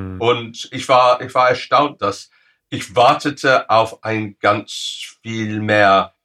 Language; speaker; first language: German; non-native, fluent; English